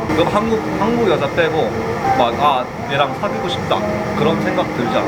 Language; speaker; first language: Korean; early bilingual, heritage; Korean